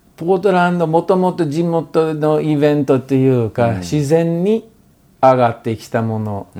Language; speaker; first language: Japanese; non-native, fluent; English